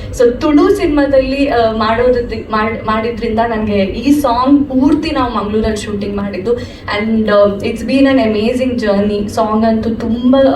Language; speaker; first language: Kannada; non-native, local second language; Tulu